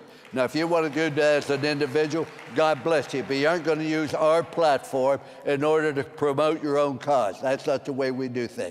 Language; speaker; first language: English; native; English